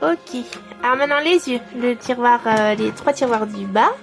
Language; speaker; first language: French; native; French